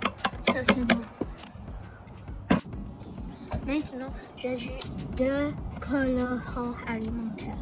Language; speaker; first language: French; non-native, learner; English